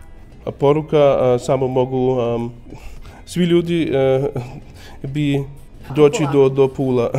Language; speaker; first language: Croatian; non-native, learner; German